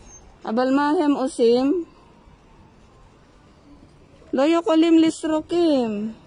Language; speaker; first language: Hebrew; non-native, learner; Filipino